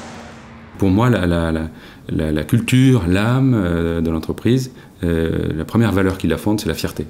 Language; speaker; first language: French; non-native, local second language; Arabic